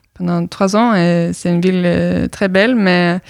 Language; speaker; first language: French; non-native, fluent; Norwegian